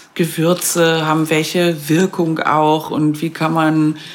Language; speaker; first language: German; native; German